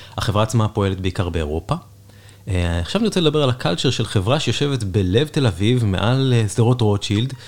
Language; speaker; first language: Hebrew; native; Hebrew